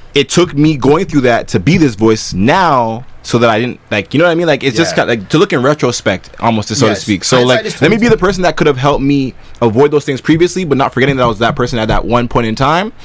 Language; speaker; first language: English; early bilingual, other home language; Yoruba